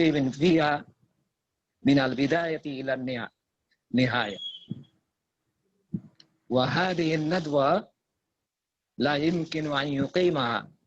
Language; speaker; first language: Arabic; non-native, fluent; Bangla